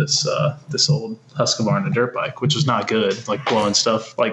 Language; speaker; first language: English; native; English